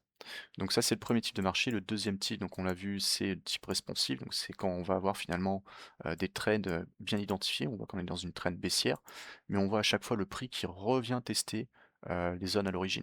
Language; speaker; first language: French; native; French